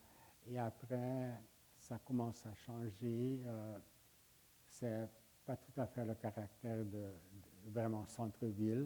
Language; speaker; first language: French; non-native, fluent; Hungarian